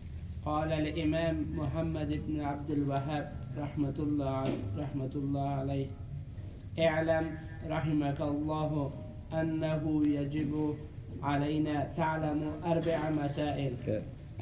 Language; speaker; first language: Arabic; non-native, learner; English